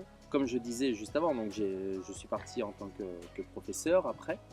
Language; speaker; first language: French; native; French